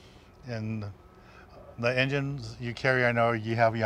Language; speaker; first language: English; native; English